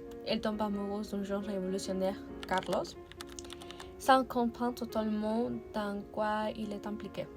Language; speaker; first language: French; non-native, learner; Spanish